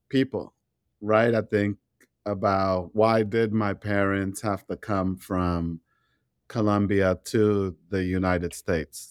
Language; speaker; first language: English; native; English